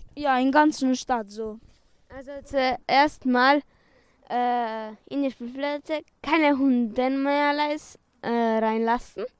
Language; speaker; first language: German; early bilingual, other home language; Romanian